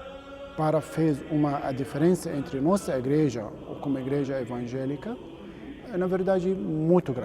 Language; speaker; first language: Portuguese; non-native, learner; Arabic